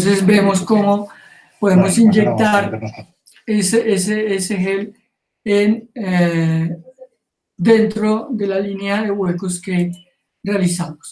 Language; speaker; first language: Spanish; native; Spanish